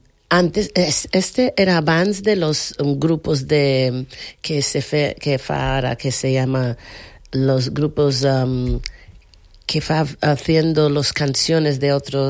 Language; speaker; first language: Spanish; non-native, fluent; English